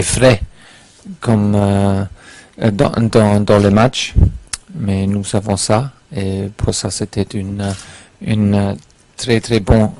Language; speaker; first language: French; non-native, fluent; German